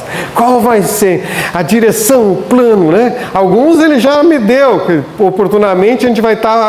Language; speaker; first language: Portuguese; native; Portuguese